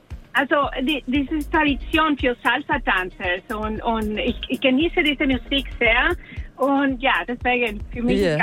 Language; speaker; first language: German; non-native, learner; Spanish